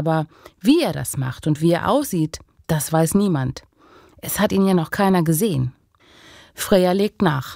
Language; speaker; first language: German; native; German